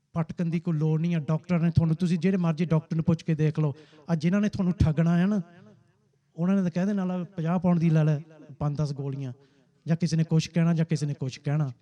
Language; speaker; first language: Punjabi; early bilingual, heritage; Punjabi